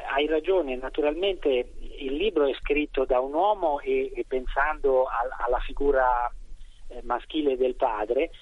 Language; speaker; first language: Italian; native; Italian